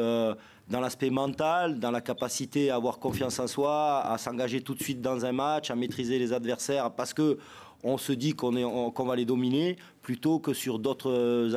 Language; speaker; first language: French; native; French